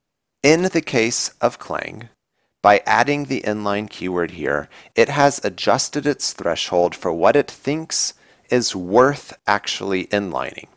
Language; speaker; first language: English; native; English